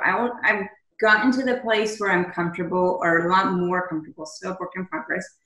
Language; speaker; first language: English; native; English